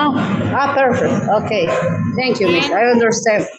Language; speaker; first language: English; non-native, learner; Spanish